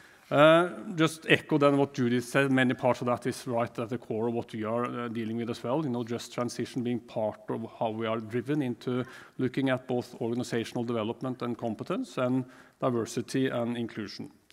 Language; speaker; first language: English; non-native, fluent; Norwegian